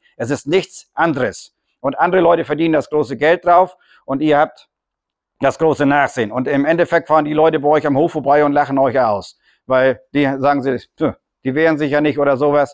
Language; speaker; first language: German; native; German